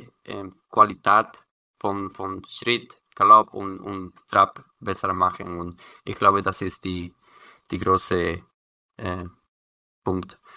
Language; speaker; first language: German; non-native, learner; Spanish